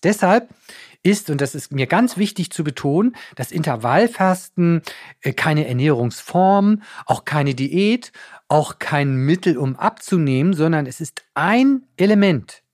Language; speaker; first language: German; native; German